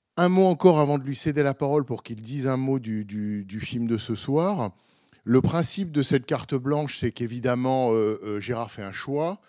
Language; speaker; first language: French; native; French